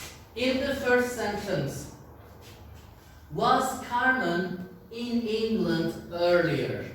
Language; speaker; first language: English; non-native, fluent; Turkish